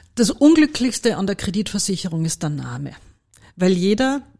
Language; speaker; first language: German; native; German